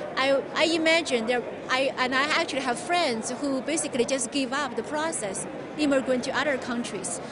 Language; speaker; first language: English; non-native, fluent; Chinese